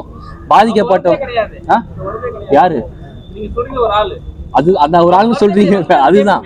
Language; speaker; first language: Tamil; native; Tamil